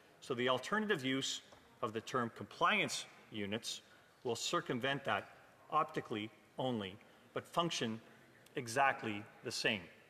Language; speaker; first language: English; native; English